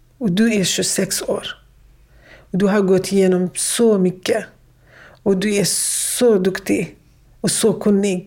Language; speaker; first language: Swedish; non-native, fluent; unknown